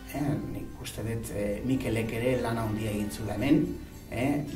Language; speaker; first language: Basque; native; Basque